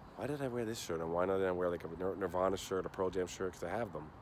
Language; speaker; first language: English; native; English